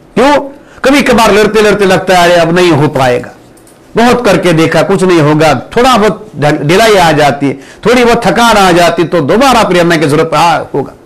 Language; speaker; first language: Hindi; non-native, local second language; Marathi